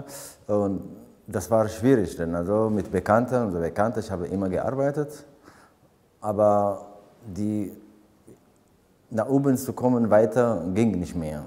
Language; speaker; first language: German; non-native, fluent; Amharic